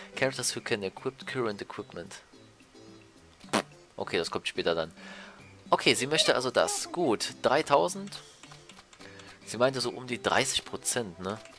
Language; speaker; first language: German; native; German